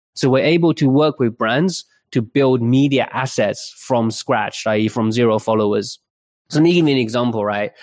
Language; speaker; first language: English; early bilingual, other home language; Chinese